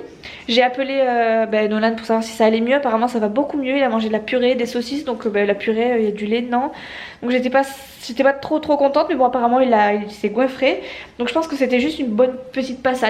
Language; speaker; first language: French; native; French